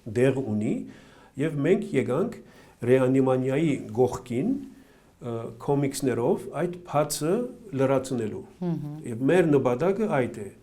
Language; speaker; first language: Armenian; early bilingual, heritage; Armenian